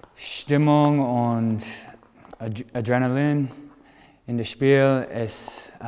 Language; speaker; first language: German; non-native, learner; English